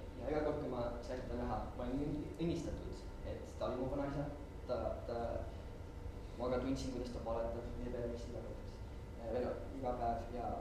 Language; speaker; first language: Estonian; non-native, fluent; English